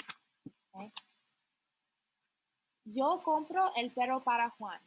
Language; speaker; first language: Spanish; non-native, learner; English